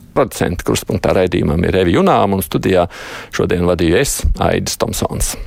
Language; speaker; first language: Latvian; native; Latvian